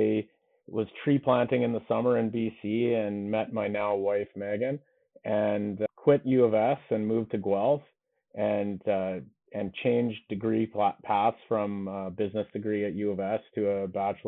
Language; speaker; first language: English; native; English